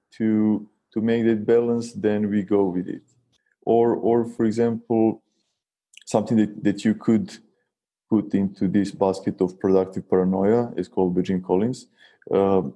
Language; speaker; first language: English; non-native, fluent; Serbian